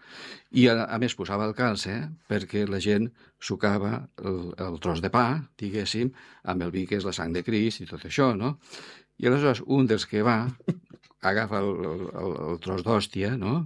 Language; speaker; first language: Catalan; non-native, fluent; Spanish